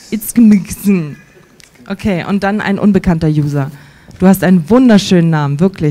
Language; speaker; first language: German; native; German